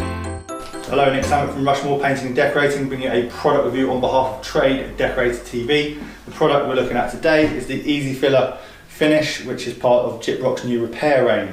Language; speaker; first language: English; native; English